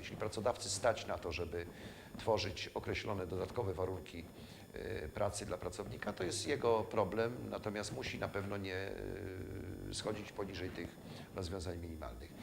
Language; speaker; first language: Polish; native; Polish